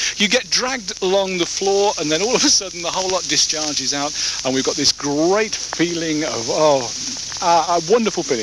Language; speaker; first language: English; native; English